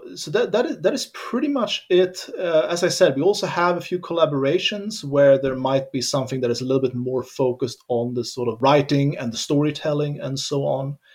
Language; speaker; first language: English; non-native, fluent; Swedish